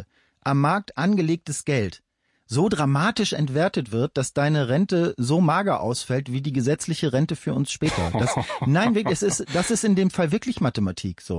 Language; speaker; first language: German; native; German